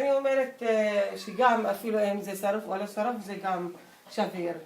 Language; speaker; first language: Hebrew; non-native, local second language; Arabic